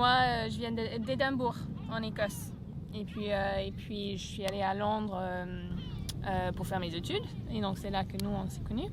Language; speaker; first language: French; non-native, fluent; English